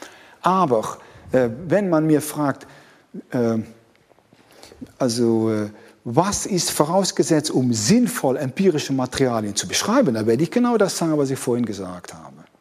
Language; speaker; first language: German; non-native, fluent; Dutch